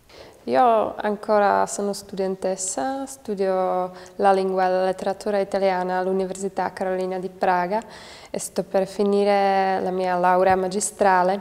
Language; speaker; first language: Italian; non-native, fluent; Czech